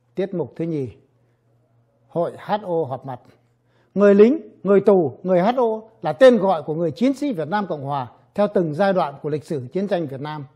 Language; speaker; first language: Vietnamese; native; Vietnamese